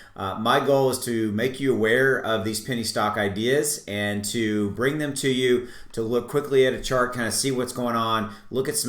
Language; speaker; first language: English; native; English